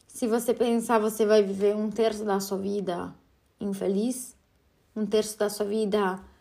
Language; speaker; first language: Portuguese; early bilingual, heritage; Portuguese